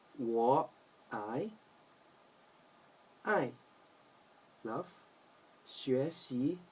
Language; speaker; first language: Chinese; early bilingual, heritage; Chinese